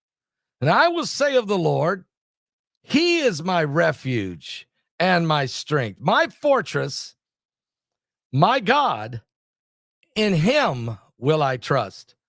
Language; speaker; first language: English; native; English